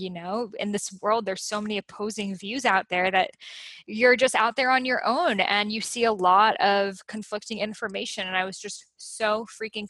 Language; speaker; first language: English; early bilingual, other home language; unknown